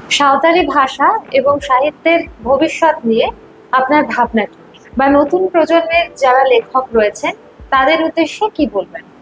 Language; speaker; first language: Bangla; native; Bangla